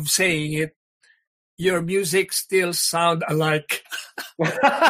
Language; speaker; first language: English; non-native, local second language; Hiligaynon